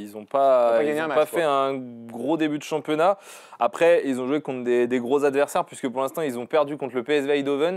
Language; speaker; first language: French; native; French